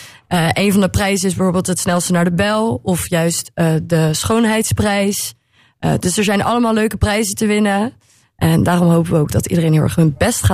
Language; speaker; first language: Dutch; native; Dutch